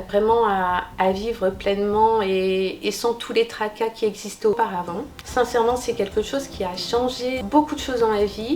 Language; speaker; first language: French; native; French